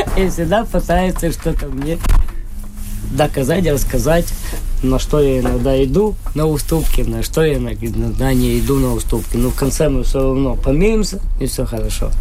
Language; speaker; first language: Russian; non-native, local second language; Ukrainian